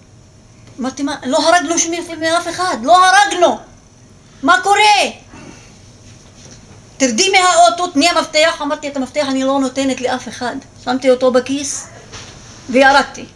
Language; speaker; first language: Hebrew; non-native, local second language; Arabic